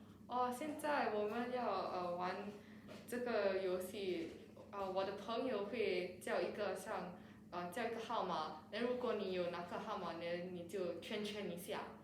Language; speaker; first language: Chinese; non-native, local second language; English